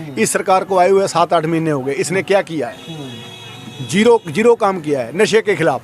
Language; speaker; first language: Hindi; non-native, local second language; Punjabi